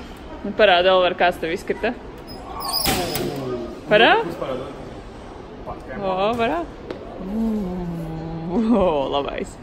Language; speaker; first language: Latvian; native; Latvian